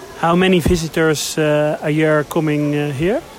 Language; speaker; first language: English; non-native, learner; Dutch